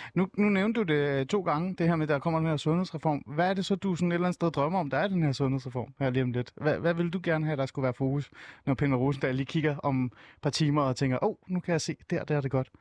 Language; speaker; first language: Danish; early bilingual, other home language; Persian